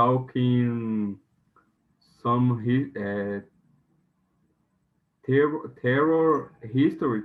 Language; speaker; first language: English; non-native, learner; Portuguese